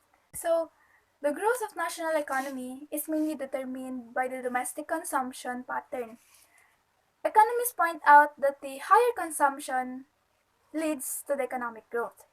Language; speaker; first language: English; non-native, local second language; Filipino